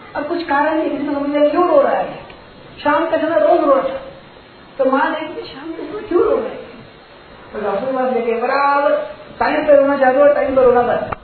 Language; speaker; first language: Hindi; non-native, local second language; Marathi